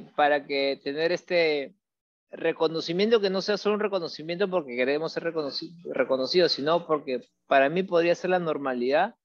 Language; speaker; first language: Spanish; native; Spanish